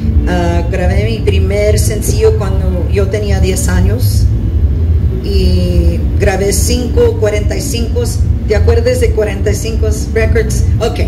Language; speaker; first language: Spanish; early bilingual, heritage; English